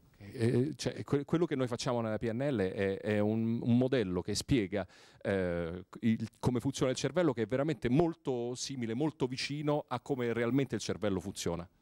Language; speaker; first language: Italian; native; Italian